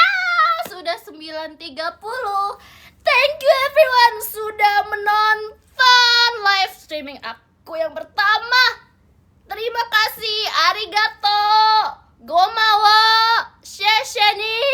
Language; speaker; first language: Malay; non-native, learner; Indonesian